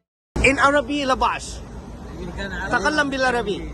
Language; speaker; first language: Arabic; non-native, learner; Indonesian